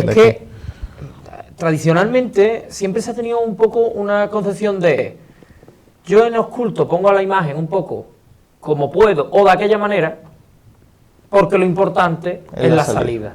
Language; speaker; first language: Spanish; native; Spanish